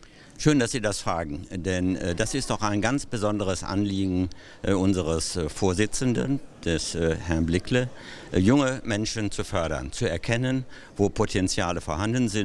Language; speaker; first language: German; native; German